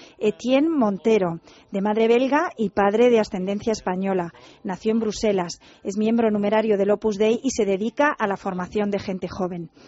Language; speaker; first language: Spanish; native; Spanish